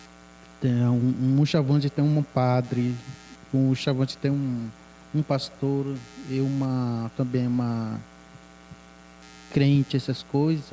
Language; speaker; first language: Portuguese; non-native, local second language; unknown